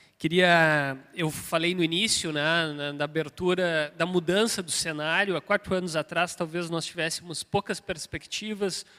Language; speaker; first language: Portuguese; native; Portuguese